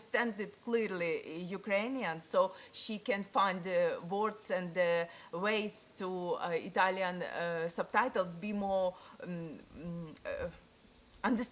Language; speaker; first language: English; non-native, learner; Ukrainian